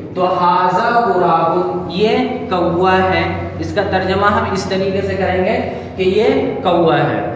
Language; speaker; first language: Urdu; native; Urdu